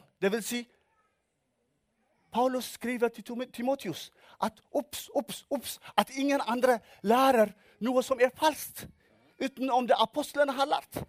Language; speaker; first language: Norwegian; non-native, fluent; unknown